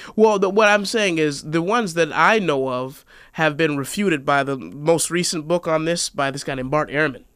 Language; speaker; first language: English; native; English